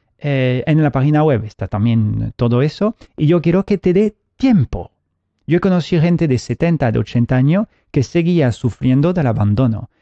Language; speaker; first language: Spanish; early bilingual, heritage; Spanish